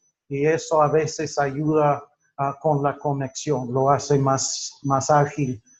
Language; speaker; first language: Spanish; non-native, fluent; English